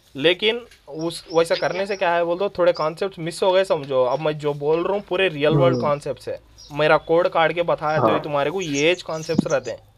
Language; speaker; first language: Hindi; non-native, local second language; Telugu